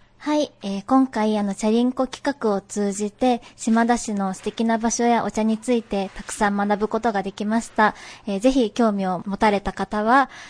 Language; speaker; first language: Japanese; native; Japanese